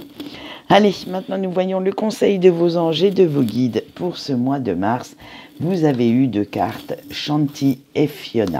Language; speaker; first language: French; native; French